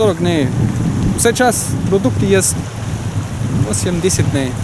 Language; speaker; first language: Russian; non-native, learner; German